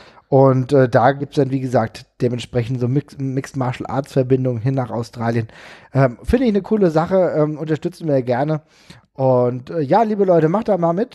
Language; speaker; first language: German; native; German